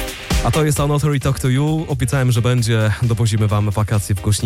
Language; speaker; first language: Polish; native; Polish